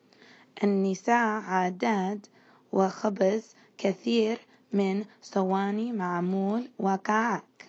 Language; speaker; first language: Arabic; non-native, learner; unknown